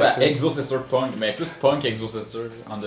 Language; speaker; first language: French; native; French